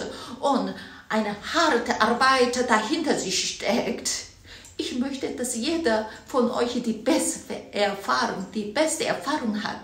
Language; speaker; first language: German; non-native, fluent; Korean